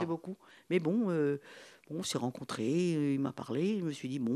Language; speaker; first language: French; native; French